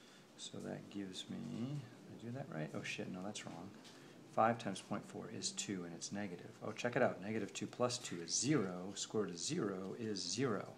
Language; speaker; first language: English; native; English